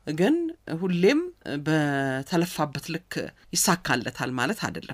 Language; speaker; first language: Amharic; native; Amharic